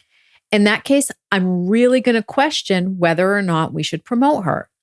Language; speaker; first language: English; native; English